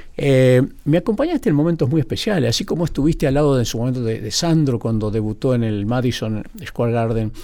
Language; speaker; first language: Spanish; native; Spanish